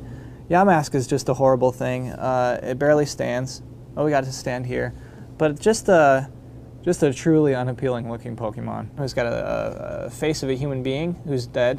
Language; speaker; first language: English; native; English